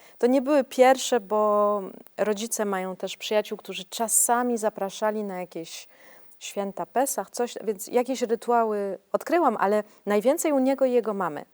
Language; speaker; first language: Polish; early bilingual, heritage; Polish